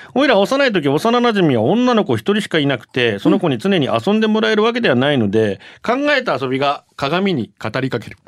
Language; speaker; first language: Japanese; native; Japanese